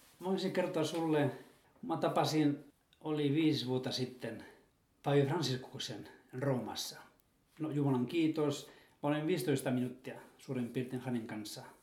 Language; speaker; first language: Finnish; non-native, fluent; Spanish